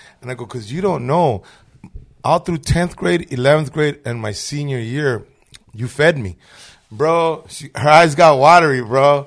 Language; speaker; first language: English; early bilingual, other home language; Spanish